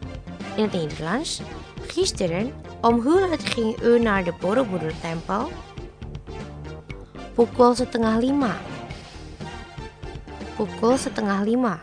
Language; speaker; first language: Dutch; non-native, learner; Indonesian